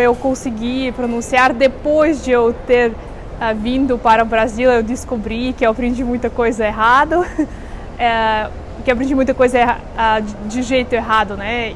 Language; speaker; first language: Portuguese; non-native, fluent; Russian